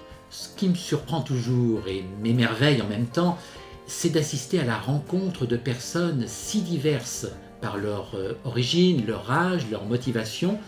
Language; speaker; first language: French; native; French